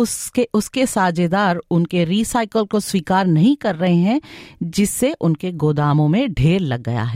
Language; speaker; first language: Hindi; native; Hindi